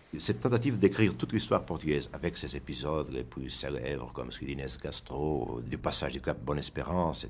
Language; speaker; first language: French; non-native, fluent; Portuguese